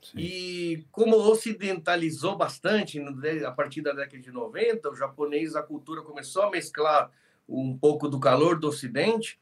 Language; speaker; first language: Portuguese; early bilingual, other home language; Spanish